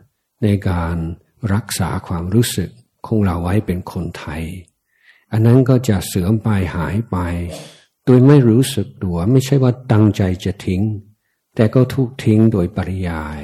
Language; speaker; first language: Thai; non-native, fluent; English